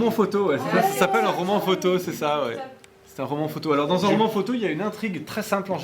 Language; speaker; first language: French; native; French